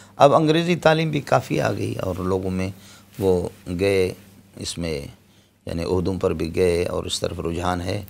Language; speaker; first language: Urdu; non-native, local second language; Brahui